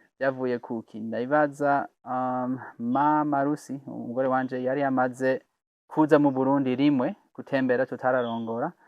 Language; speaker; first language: Rundi; non-native, fluent; English